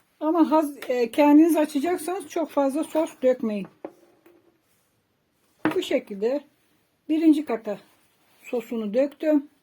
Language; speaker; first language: Turkish; native; Turkish